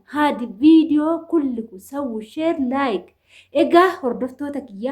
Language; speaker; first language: Arabic; non-native, learner; Oromo